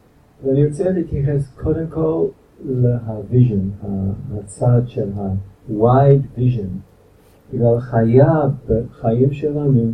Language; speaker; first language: Hebrew; non-native, fluent; English